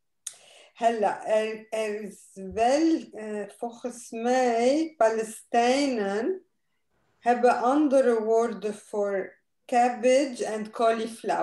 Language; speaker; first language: Dutch; non-native, fluent; Arabic